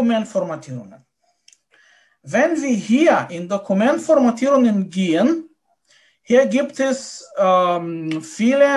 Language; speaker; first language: German; non-native, fluent; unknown